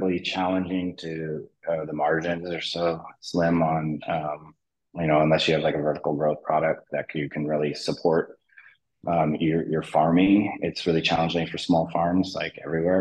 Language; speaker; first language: English; native; English